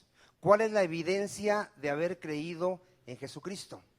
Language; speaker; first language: Spanish; native; Spanish